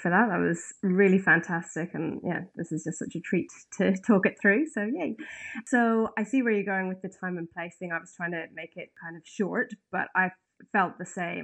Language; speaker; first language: English; native; English